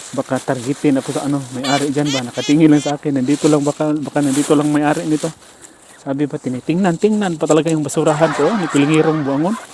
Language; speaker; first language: Filipino; non-native, local second language; Cebuano